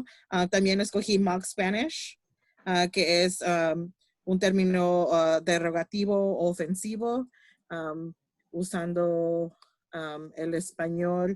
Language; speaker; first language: Spanish; early bilingual, heritage; Spanish